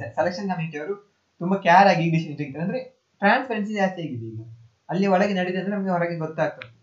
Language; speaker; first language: Kannada; non-native, local second language; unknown